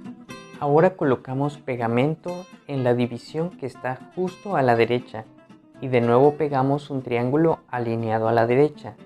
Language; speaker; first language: Spanish; native; Spanish